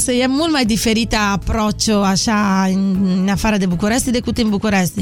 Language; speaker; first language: Romanian; non-native, fluent; Italian